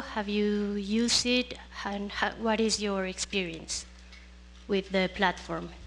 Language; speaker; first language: English; non-native, fluent; Spanish